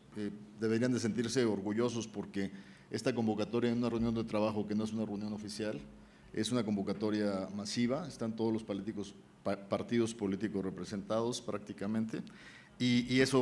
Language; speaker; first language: Spanish; native; Spanish